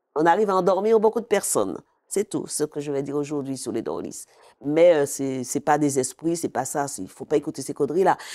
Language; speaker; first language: French; native; French